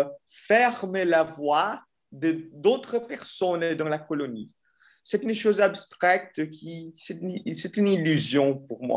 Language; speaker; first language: French; non-native, fluent; Portuguese